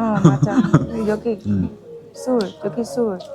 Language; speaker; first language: Korean; non-native, learner; Vietnamese